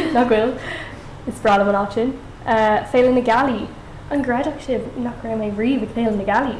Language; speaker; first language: Irish; non-native, local second language; English